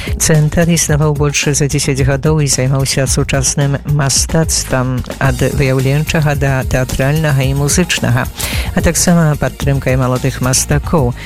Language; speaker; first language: Belarusian; native; Belarusian